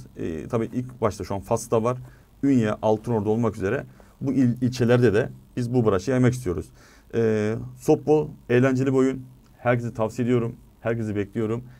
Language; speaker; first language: Turkish; native; Turkish